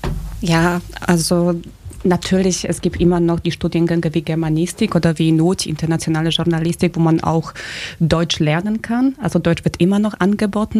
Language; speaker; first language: German; early bilingual, other home language; Polish